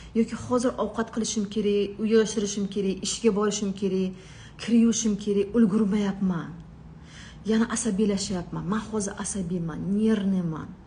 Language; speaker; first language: Uzbek; non-native, local second language; Russian